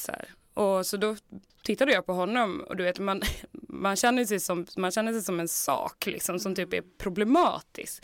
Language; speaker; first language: Swedish; native; Swedish